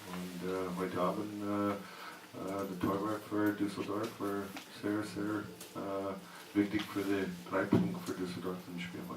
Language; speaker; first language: German; non-native, learner; English